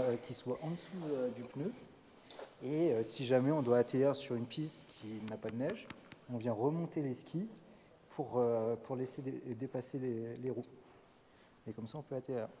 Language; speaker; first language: French; native; French